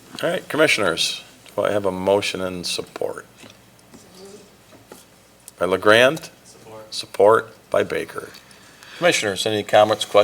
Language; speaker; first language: English; native; English